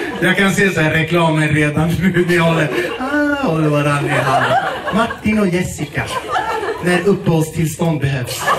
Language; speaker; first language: Swedish; early bilingual, other home language; Kurdish